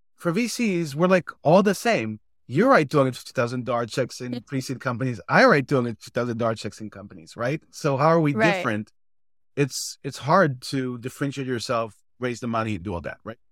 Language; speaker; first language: English; non-native, fluent; Hebrew